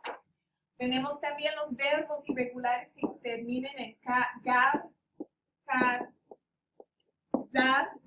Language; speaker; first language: Spanish; non-native, fluent; English